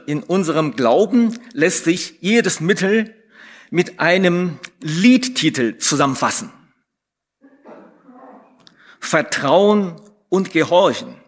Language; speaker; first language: German; non-native, fluent; Chinese